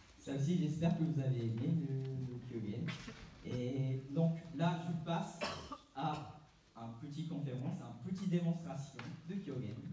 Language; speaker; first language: French; non-native, fluent; Japanese